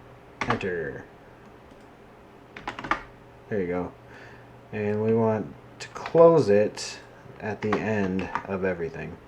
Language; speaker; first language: English; native; English